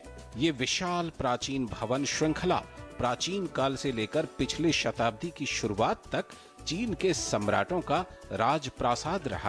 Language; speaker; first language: Hindi; native; Hindi